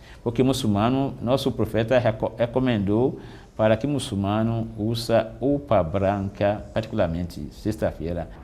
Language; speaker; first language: Portuguese; non-native, fluent; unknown